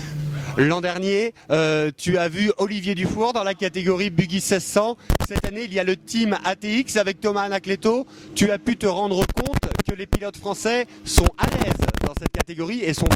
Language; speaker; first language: French; native; French